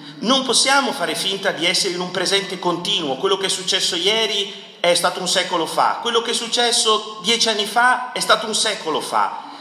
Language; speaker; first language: Italian; native; Italian